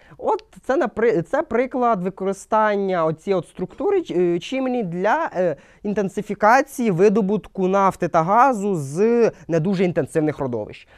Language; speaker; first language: Ukrainian; non-native, local second language; Russian